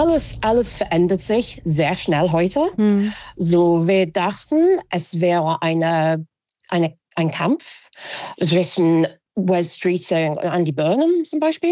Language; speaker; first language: German; non-native, fluent; English